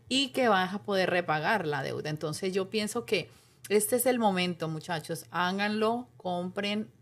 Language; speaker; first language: Spanish; native; Spanish